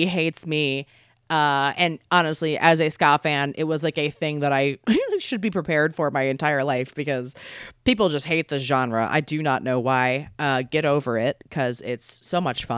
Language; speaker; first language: English; native; English